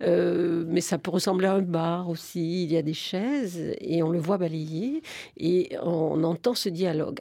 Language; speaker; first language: French; native; French